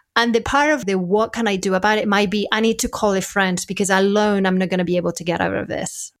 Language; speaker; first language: English; non-native, fluent; Spanish